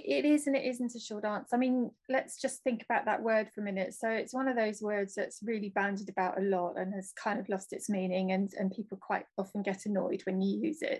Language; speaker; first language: English; native; English